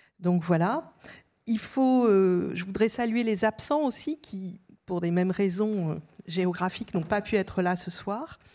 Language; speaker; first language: French; native; French